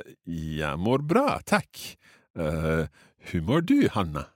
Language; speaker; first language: Swedish; non-native, learner; English